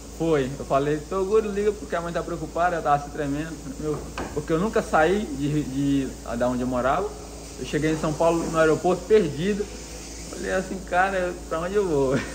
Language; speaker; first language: Portuguese; native; Portuguese